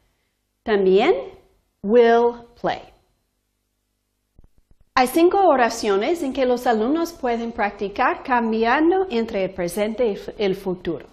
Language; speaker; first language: Spanish; non-native, fluent; English